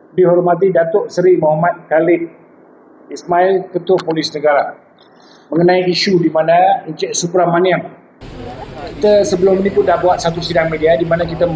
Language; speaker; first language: Malay; non-native, local second language; Tamil